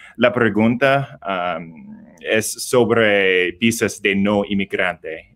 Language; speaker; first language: Spanish; non-native, learner; English